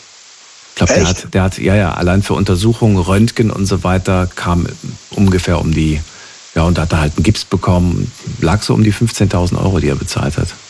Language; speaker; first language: German; native; German